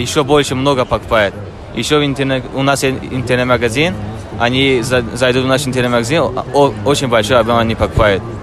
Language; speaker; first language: Russian; non-native, learner; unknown